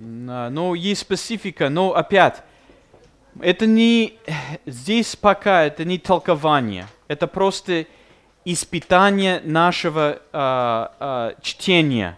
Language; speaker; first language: Russian; non-native, fluent; English